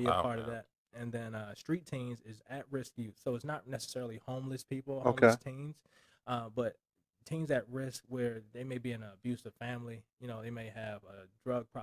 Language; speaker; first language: English; native; English